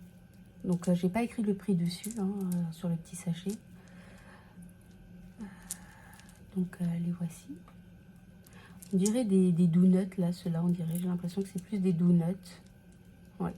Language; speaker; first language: French; native; French